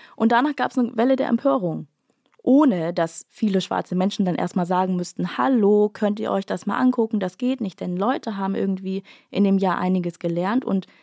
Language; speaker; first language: German; native; German